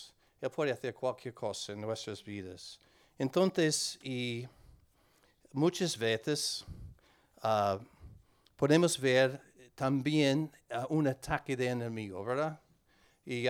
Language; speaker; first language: Spanish; non-native, learner; English